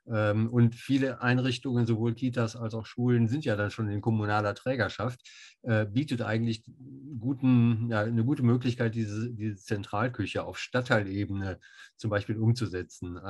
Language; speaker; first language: German; native; German